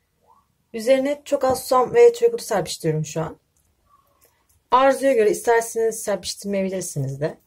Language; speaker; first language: Turkish; native; Turkish